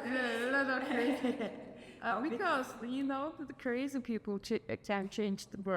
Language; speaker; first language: English; non-native, learner; Turkish